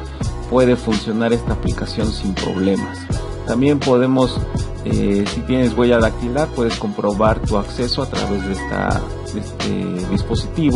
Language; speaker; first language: Spanish; native; Spanish